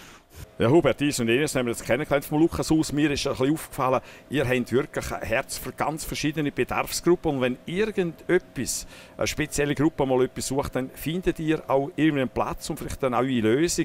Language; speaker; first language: German; native; German